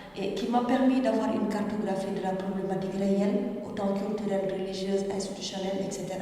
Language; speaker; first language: French; non-native, local second language; Wolof